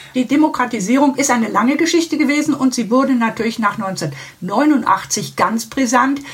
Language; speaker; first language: German; native; German